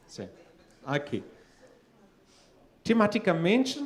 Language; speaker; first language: Portuguese; non-native, fluent; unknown